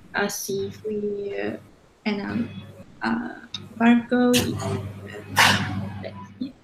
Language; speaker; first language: Spanish; non-native, learner; English